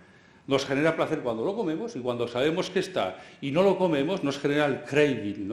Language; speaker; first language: Spanish; native; Spanish